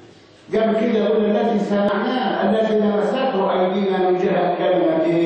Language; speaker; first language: Arabic; native; Arabic